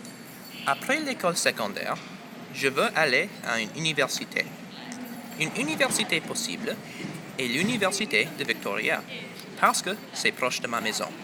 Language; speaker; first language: French; non-native, local second language; English